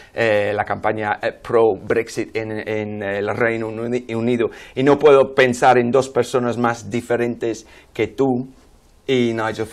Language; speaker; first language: Spanish; non-native, fluent; English